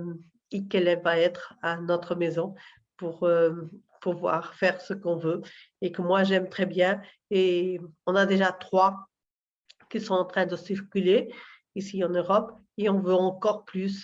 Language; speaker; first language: French; non-native, learner; Portuguese